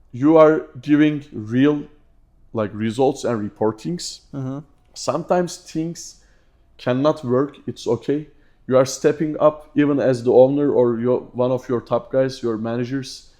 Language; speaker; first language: English; non-native, fluent; Turkish